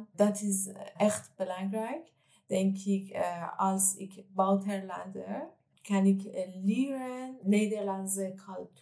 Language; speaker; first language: Dutch; non-native, learner; Persian